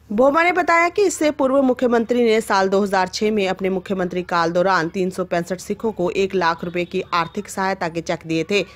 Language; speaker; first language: Hindi; non-native, local second language; Punjabi